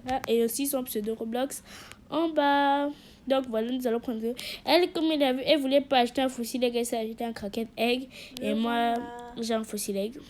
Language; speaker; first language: French; native; French